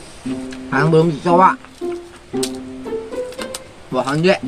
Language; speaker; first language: Indonesian; non-native, local second language; Sundanese